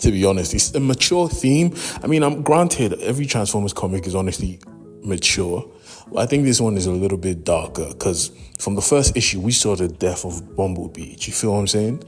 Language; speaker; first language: English; native; English